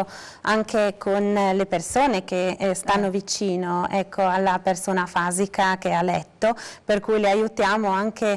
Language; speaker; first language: Italian; native; Italian